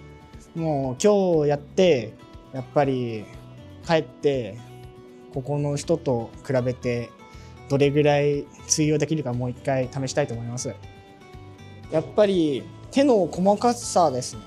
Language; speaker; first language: Japanese; non-native, fluent; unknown